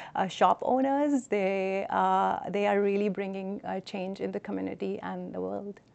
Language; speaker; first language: English; non-native, local second language; Hindi